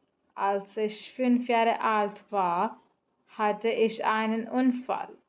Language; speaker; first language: German; non-native, fluent; Malayalam